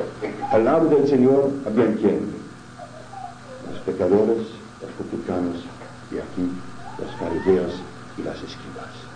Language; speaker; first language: Spanish; non-native, fluent; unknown